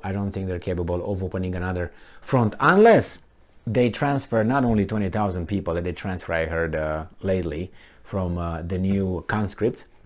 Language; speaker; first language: English; non-native, fluent; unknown